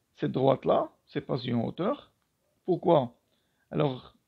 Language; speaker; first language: French; non-native, local second language; Arabic